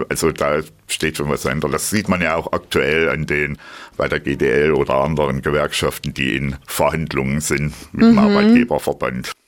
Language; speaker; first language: German; native; German